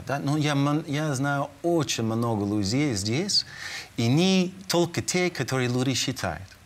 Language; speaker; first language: Russian; non-native, fluent; English